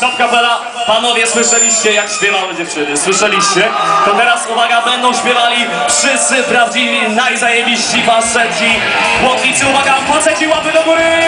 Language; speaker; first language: Polish; native; Polish